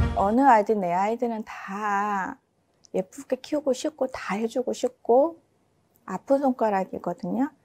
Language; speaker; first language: Korean; native; Korean